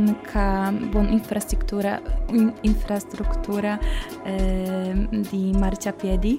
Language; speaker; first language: Italian; non-native, learner; Polish